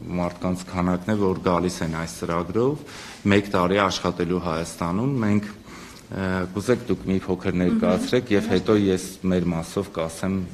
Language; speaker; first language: Armenian; native; Armenian